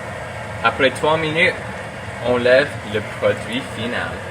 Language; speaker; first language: French; non-native, fluent; English